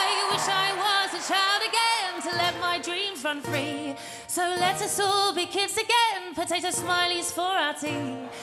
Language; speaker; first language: English; native; English